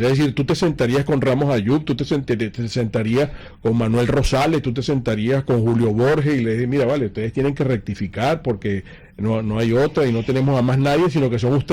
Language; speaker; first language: Spanish; native; Spanish